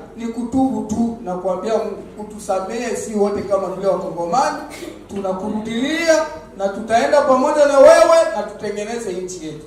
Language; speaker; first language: Swahili; native; Swahili